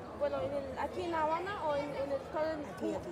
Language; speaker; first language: Spanish; non-native, learner; Mongolian